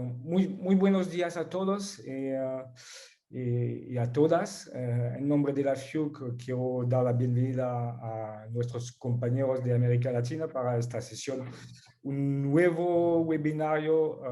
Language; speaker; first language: Spanish; non-native, fluent; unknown